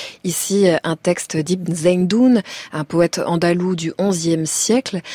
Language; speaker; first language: French; native; French